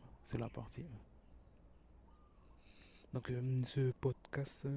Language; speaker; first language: French; native; French